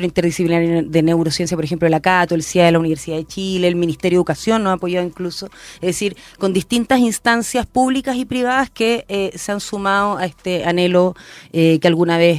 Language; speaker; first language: Spanish; native; Spanish